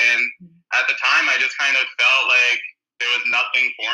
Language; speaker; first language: English; native; English